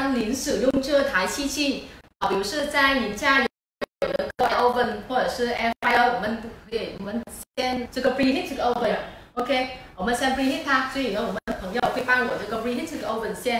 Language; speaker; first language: Chinese; non-native, fluent; Vietnamese